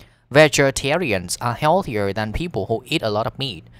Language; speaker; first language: English; non-native, fluent; Vietnamese